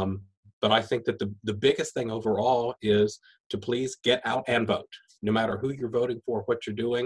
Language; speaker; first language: English; native; English